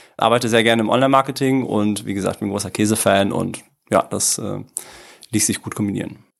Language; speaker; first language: German; early bilingual, other home language; Italian